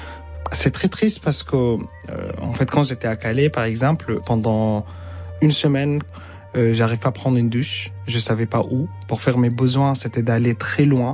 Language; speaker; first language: French; non-native, fluent; Arabic